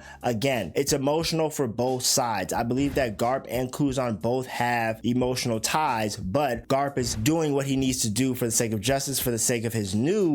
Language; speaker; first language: English; native; English